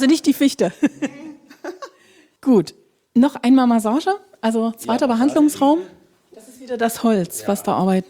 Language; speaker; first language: German; native; German